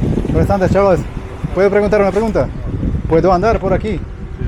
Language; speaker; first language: Spanish; non-native, learner; Slovak